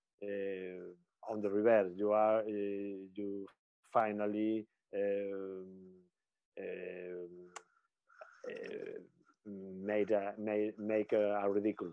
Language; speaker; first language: English; non-native, learner; Spanish